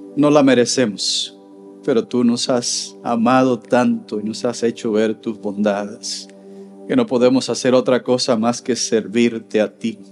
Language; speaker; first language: Spanish; native; Spanish